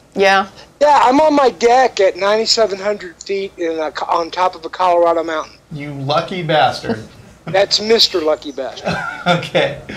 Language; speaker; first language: English; native; English